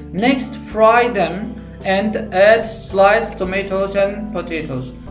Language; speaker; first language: English; non-native, fluent; Turkish